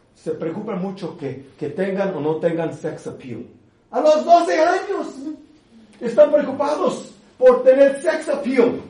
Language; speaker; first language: Spanish; early bilingual, other home language; English